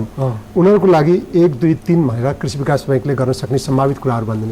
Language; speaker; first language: Nepali; native; Nepali